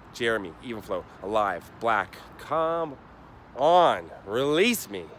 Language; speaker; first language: English; native; English